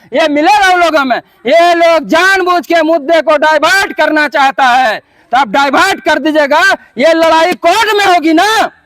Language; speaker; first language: Hindi; non-native, local second language; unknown